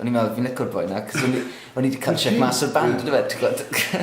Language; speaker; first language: Welsh; native; Welsh